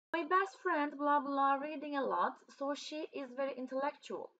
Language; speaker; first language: English; non-native, fluent; Turkish